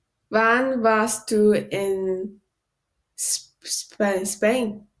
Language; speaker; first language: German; non-native, learner; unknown